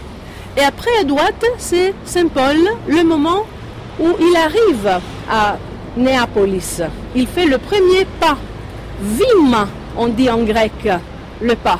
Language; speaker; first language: French; non-native, fluent; Greek